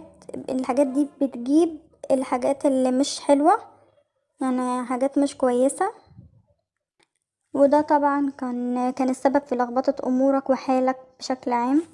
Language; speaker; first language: Arabic; native; Arabic